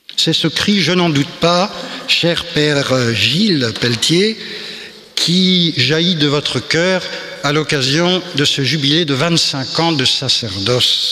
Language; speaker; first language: French; native; French